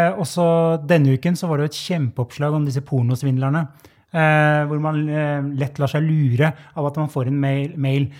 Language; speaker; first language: Norwegian; native; Norwegian